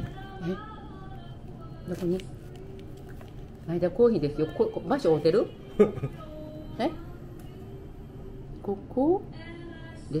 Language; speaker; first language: Japanese; native; Japanese